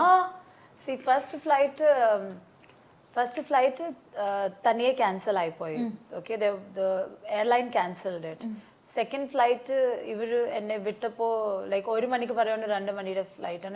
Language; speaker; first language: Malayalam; non-native, learner; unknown